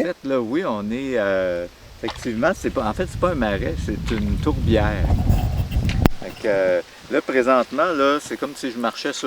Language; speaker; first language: French; native; French